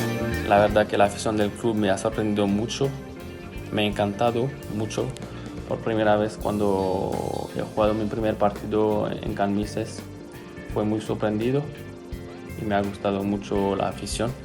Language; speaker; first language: Spanish; non-native, fluent; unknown